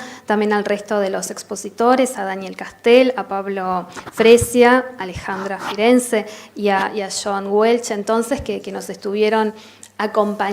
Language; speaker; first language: Spanish; native; Spanish